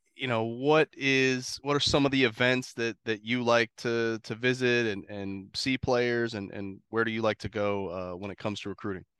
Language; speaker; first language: English; native; English